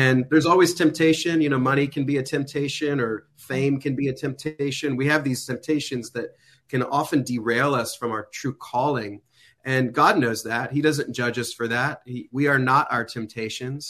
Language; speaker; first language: English; native; English